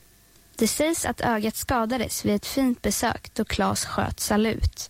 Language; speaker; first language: Swedish; native; Swedish